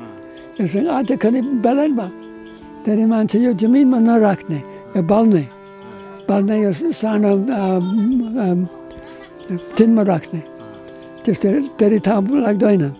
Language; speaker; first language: Nepali; non-native, learner; English